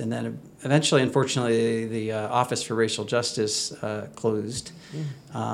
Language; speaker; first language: English; native; English